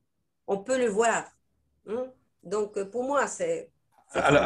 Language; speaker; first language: French; non-native, fluent; Spanish